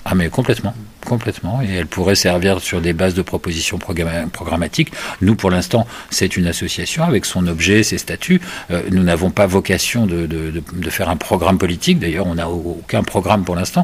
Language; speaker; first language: French; native; French